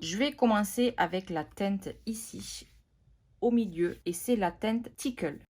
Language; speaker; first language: French; native; French